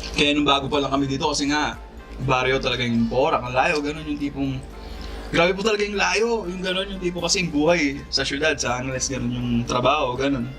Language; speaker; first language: Filipino; non-native, local second language; Pampanga